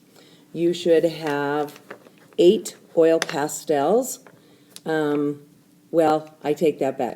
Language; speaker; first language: English; native; English